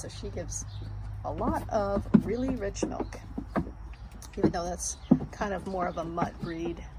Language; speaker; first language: English; native; English